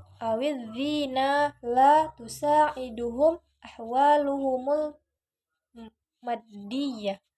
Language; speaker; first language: Arabic; non-native, learner; Indonesian